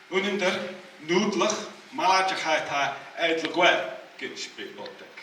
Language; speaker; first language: Mongolian; non-native, learner; English